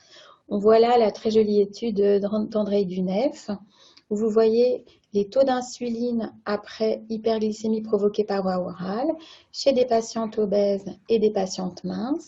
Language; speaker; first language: French; native; French